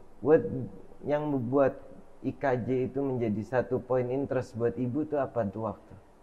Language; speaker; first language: Indonesian; native; Indonesian